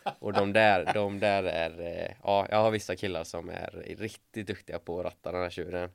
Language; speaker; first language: Swedish; native; Swedish